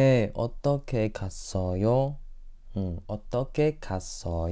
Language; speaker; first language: Korean; non-native, fluent; Indonesian